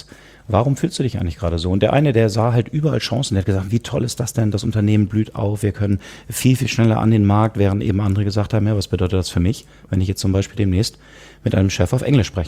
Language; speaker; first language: German; native; German